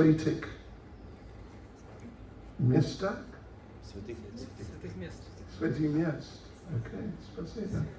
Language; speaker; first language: Russian; non-native, learner; English